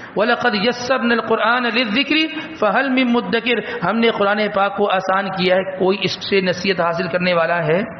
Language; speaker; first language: Urdu; native; Urdu